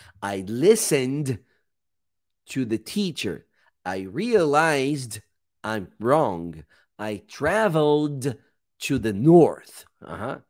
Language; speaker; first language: English; non-native, fluent; Portuguese